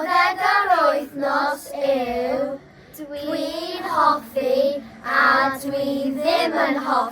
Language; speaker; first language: Welsh; non-native, learner; English